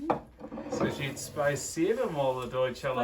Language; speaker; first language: Russian; non-native, learner; English